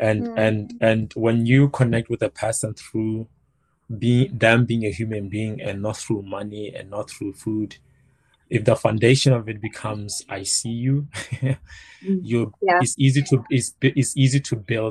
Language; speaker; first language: English; non-native, local second language; Northern Sotho